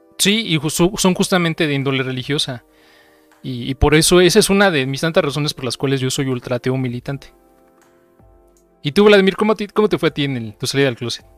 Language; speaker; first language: Spanish; native; Spanish